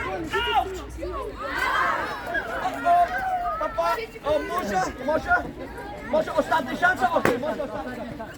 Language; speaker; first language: Polish; non-native, learner; English